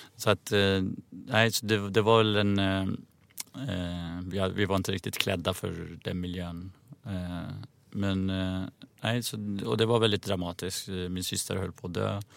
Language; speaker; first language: Swedish; early bilingual, other home language; Persian